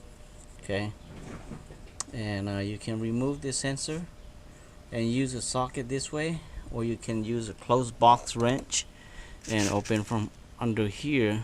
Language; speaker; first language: English; non-native, fluent; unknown